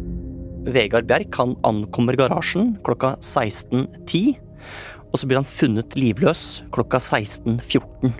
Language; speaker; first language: Norwegian; native; Norwegian